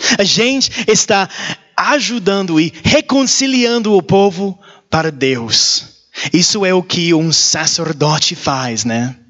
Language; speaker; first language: Portuguese; non-native, learner; English